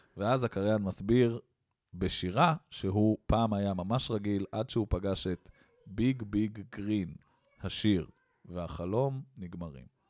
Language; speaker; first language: Hebrew; native; Hebrew